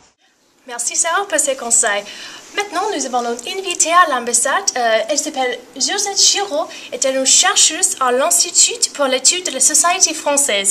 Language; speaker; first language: French; non-native, learner; English